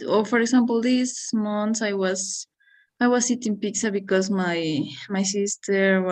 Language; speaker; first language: English; non-native, learner; Spanish